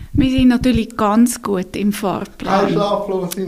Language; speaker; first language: German; native; German